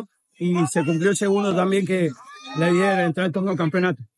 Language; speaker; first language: Spanish; native; Spanish